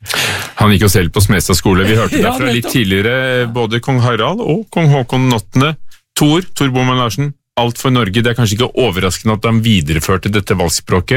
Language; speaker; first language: Norwegian; native; Norwegian